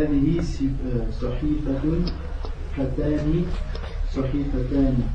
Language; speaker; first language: Arabic; non-native, learner; French